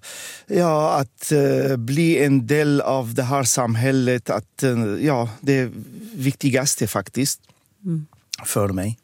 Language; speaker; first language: Swedish; non-native, fluent; Arabic